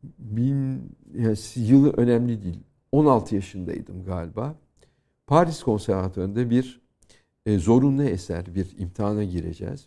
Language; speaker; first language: Turkish; native; Turkish